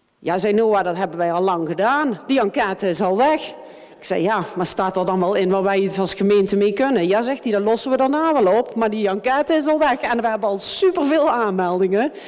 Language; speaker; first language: Dutch; native; Dutch